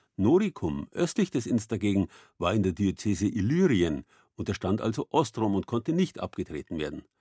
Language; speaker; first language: German; native; German